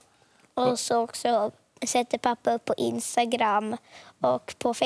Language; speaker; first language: Swedish; early bilingual, other home language; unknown